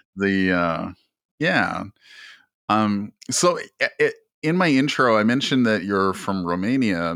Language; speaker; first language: English; native; English